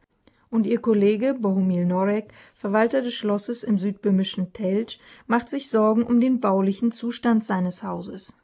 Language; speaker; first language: German; native; German